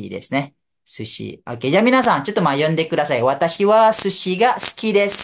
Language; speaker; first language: Japanese; non-native, fluent; Malay